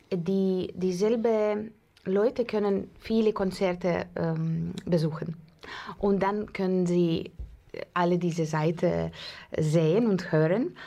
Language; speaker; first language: German; non-native, learner; Russian